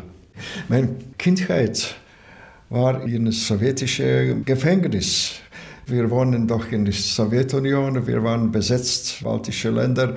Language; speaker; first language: German; non-native, learner; Latvian